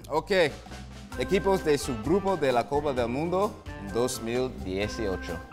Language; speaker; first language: Spanish; non-native, learner; Dutch